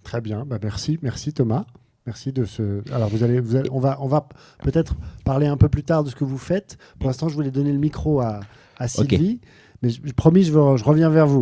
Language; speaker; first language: French; native; French